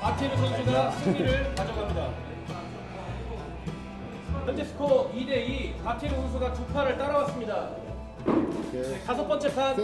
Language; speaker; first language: Korean; native; Korean